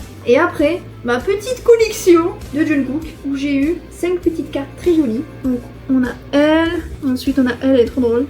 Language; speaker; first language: French; native; French